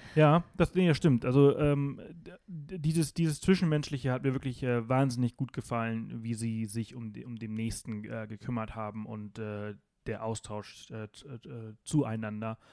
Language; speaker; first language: German; non-native, fluent; Spanish